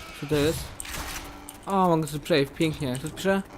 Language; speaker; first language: Polish; native; Polish